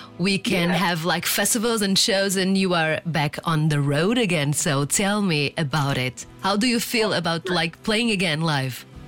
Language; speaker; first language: English; non-native, fluent; Portuguese